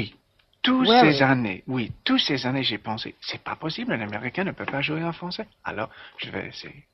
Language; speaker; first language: French; non-native, learner; English